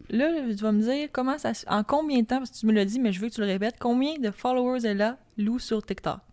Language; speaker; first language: French; native; French